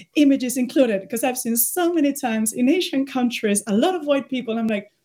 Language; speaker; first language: English; non-native, fluent; Spanish